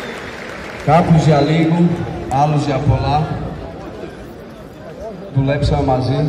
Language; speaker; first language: Greek; non-native, fluent; Portuguese